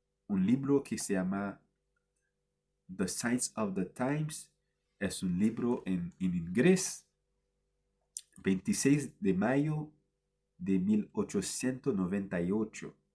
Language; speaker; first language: Spanish; non-native, fluent; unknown